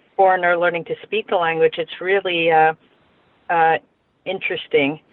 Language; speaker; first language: English; native; English